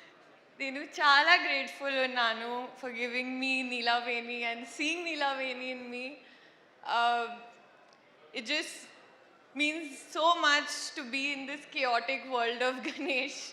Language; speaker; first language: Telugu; non-native, learner; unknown